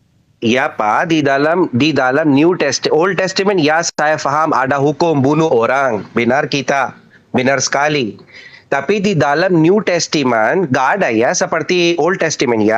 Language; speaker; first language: Indonesian; non-native, learner; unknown